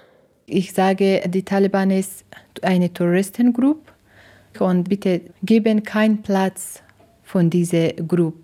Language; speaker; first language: German; non-native, learner; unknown